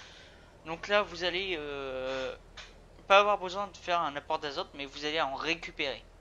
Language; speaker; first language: French; native; French